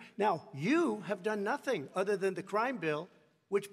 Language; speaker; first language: English; native; English